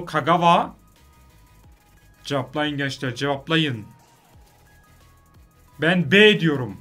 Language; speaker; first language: Turkish; native; Turkish